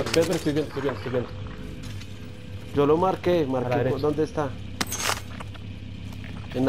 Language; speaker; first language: Spanish; native; Spanish